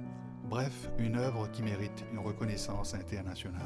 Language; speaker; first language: French; non-native, local second language; Morisyen